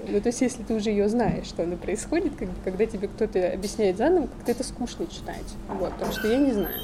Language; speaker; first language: Russian; native; Russian